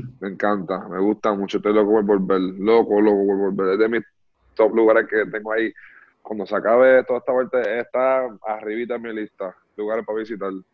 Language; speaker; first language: Spanish; early bilingual, heritage; Spanish